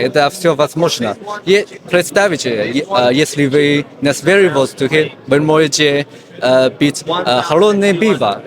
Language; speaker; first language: Russian; non-native, learner; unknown